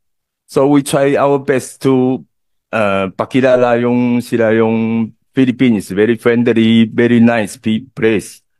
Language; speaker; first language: Filipino; non-native, learner; Chinese